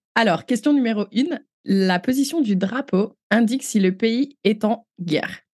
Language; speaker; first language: French; native; French